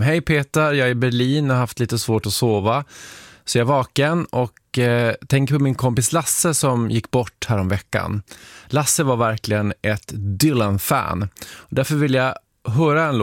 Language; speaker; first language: Swedish; native; Swedish